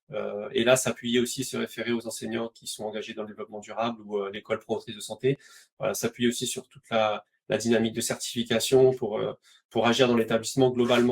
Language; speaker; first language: French; native; French